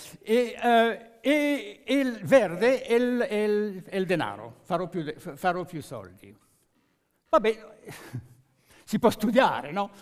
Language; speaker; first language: Italian; non-native, fluent; French